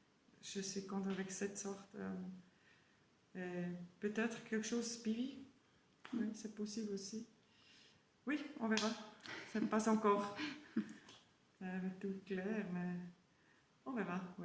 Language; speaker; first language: French; non-native, learner; German